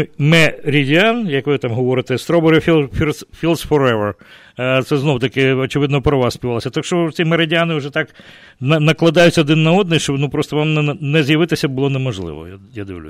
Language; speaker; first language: Ukrainian; native; Ukrainian